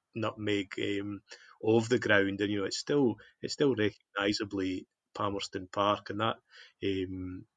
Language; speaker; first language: English; native; English